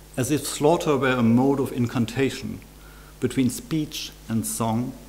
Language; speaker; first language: English; non-native, fluent; German